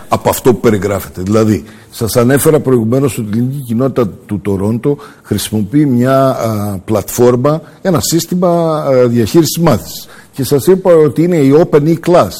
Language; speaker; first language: Greek; early bilingual, heritage; Greek